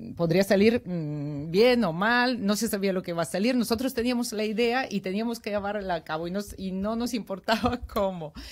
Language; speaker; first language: Spanish; non-native, fluent; Bulgarian